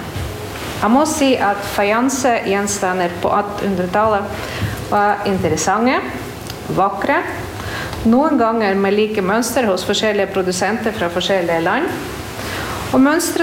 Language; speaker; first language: Norwegian; non-native, fluent; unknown